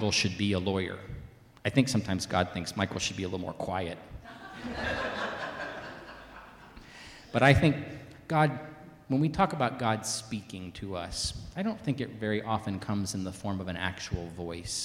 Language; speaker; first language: English; native; English